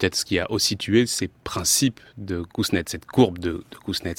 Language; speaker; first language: French; native; French